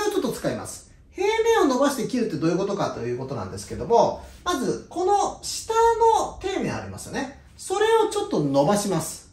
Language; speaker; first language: Japanese; native; Japanese